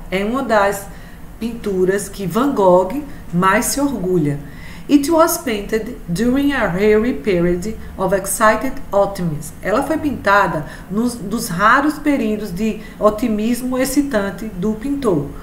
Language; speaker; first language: Portuguese; native; Portuguese